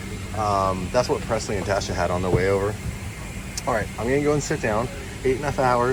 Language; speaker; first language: English; native; English